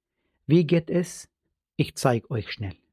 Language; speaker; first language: German; non-native, fluent; Arabic